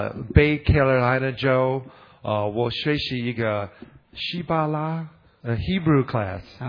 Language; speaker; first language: Chinese; non-native, learner; English